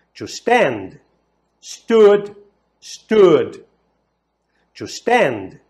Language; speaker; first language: English; non-native, fluent; Portuguese